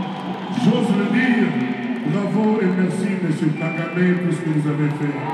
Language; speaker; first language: French; non-native, local second language; Lingala